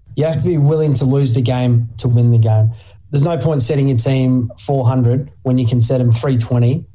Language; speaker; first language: English; native; English